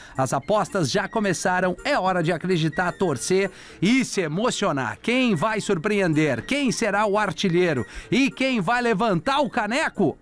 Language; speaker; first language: Portuguese; native; Portuguese